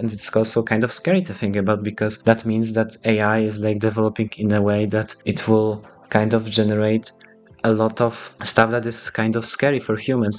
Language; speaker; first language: English; non-native, fluent; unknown